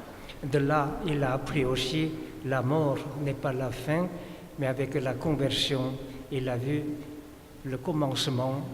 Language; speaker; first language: French; non-native, fluent; Korean